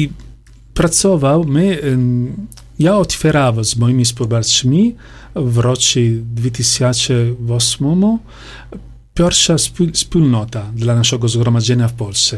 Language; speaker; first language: Polish; non-native, learner; Italian